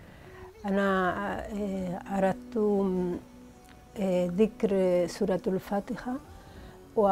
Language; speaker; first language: Arabic; non-native, learner; Spanish